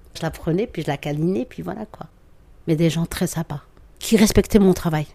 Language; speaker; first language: French; native; French